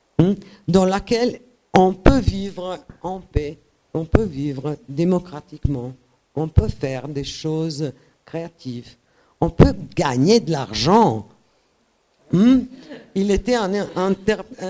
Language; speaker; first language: French; non-native, fluent; Italian